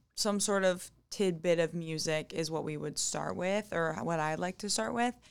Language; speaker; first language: English; native; English